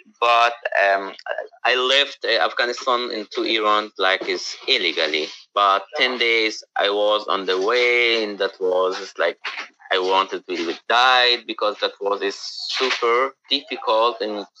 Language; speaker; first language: English; non-native, learner; Persian